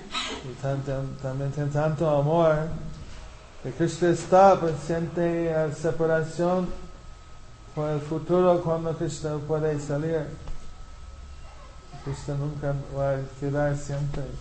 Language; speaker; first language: Spanish; non-native, fluent; English